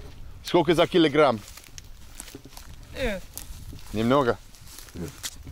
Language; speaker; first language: Russian; non-native, learner; English